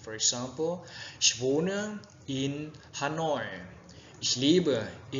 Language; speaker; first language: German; non-native, fluent; Vietnamese